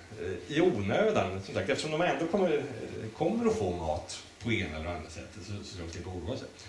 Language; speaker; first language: Swedish; native; Swedish